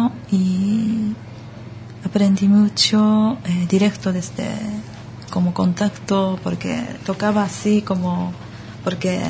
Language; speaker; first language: Spanish; early bilingual, other home language; Japanese